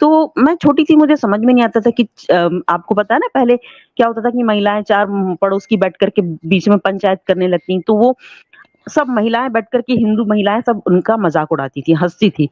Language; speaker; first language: Hindi; native; Hindi